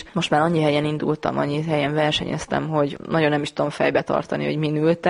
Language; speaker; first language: Hungarian; native; Hungarian